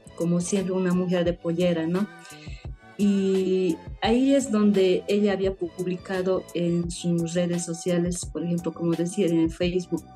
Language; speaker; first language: Spanish; native; Spanish